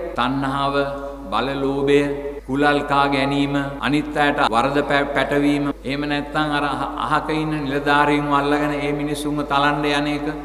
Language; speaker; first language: Sinhala; native; Sinhala